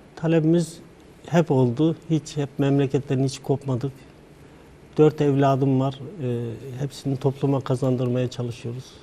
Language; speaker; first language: Turkish; native; Turkish